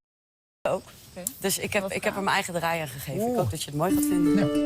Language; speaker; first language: Dutch; native; Dutch